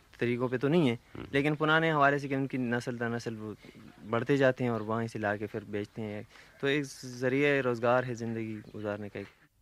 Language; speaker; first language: Urdu; non-native, local second language; Pashto